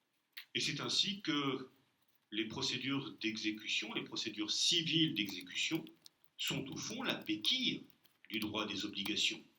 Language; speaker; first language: French; native; French